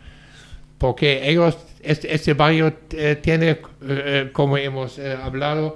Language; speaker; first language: Spanish; non-native, fluent; German